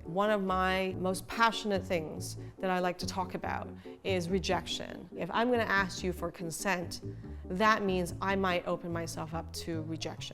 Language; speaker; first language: English; early bilingual, other home language; Cantonese